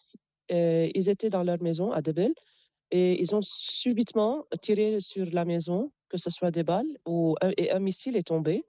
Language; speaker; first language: French; non-native, local second language; Arabic